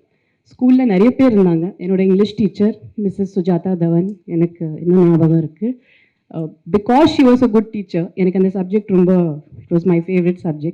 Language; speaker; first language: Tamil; non-native, fluent; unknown